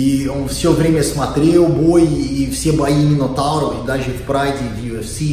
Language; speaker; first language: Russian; non-native, learner; Portuguese